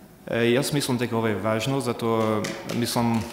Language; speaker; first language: Macedonian; non-native, fluent; English